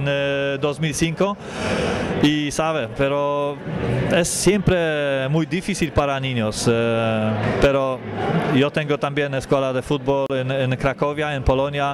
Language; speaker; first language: Spanish; non-native, learner; Polish